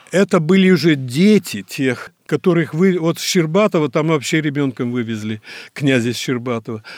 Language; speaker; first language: Russian; native; Russian